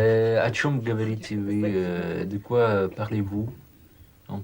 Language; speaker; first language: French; non-native, learner; Russian